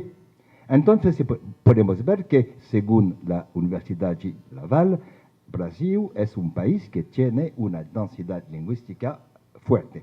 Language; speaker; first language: Spanish; non-native, fluent; French